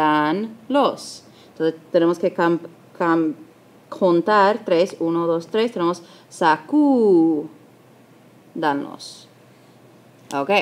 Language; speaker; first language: Spanish; non-native, fluent; English